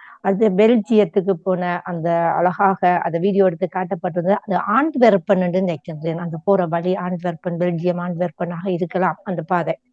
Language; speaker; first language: Tamil; native; Tamil